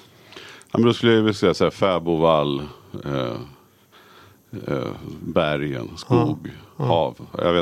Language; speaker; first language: Swedish; native; Swedish